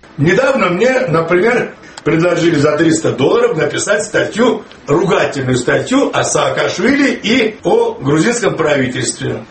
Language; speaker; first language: Russian; native; Russian